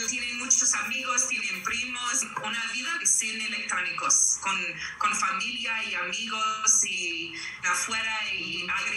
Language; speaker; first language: Spanish; non-native, learner; English